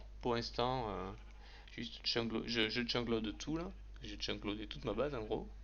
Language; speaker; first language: French; native; French